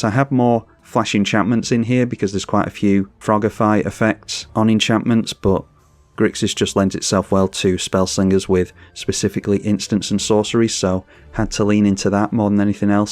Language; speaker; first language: English; native; English